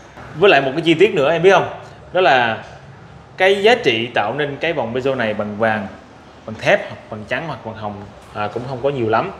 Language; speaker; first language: Vietnamese; native; Vietnamese